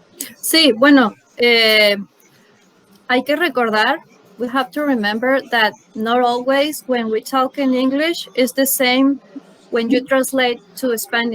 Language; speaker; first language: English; non-native, learner; Spanish